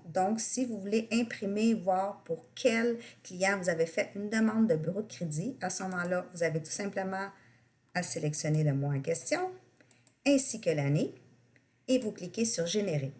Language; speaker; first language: French; native; French